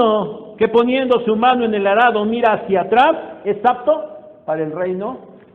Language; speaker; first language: Spanish; native; Spanish